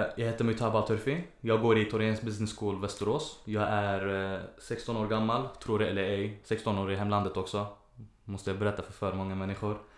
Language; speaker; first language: Swedish; early bilingual, other home language; Arabic